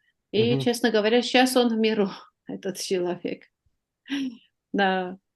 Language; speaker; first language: Russian; non-native, fluent; Armenian